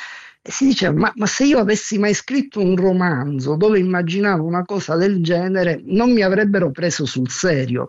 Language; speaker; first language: Italian; native; Italian